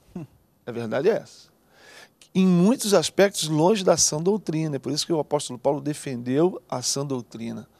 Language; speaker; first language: Portuguese; native; Portuguese